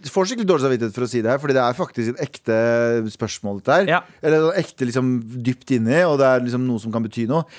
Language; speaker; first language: Norwegian; early bilingual, other home language; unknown